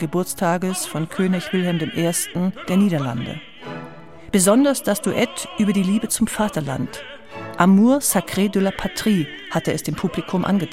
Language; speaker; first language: German; native; German